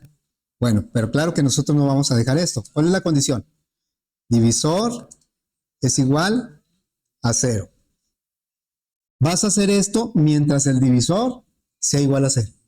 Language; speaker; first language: Spanish; native; Spanish